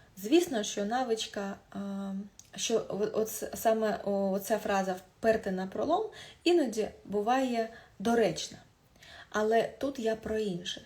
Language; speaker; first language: Ukrainian; non-native, local second language; Russian